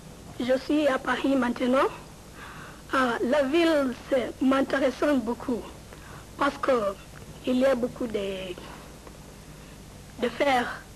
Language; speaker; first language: French; non-native, learner; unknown